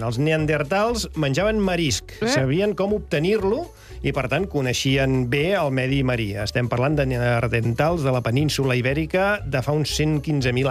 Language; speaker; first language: Catalan; native; Catalan